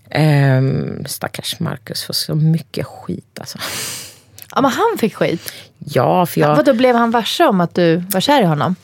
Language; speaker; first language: Swedish; early bilingual, other home language; Turkish